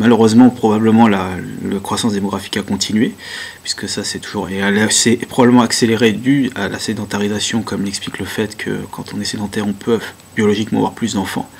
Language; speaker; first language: French; native; French